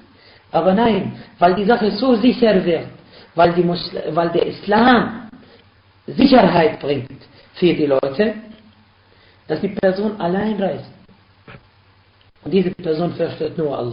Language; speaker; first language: German; non-native, fluent; Arabic